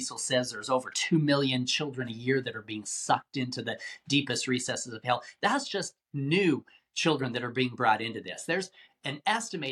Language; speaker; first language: English; native; English